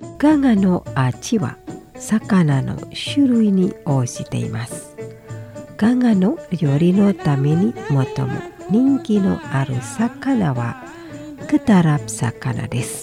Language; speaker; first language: Japanese; non-native, fluent; Indonesian